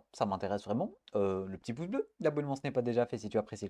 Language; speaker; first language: French; native; French